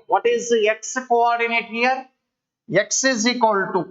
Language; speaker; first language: English; non-native, local second language; Kannada